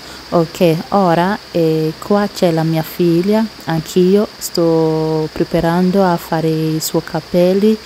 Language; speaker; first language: Italian; non-native, learner; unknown